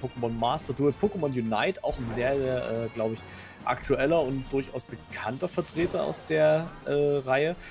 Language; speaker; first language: German; native; German